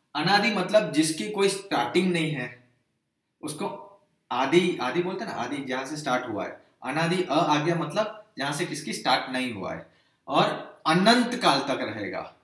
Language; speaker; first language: Hindi; non-native, local second language; Gujarati